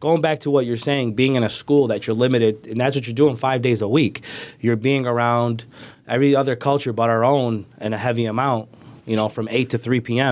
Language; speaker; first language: English; native; English